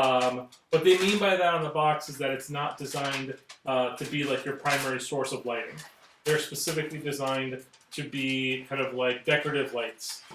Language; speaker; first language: English; native; English